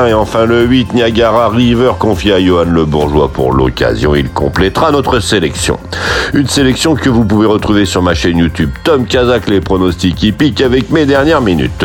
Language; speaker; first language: French; native; French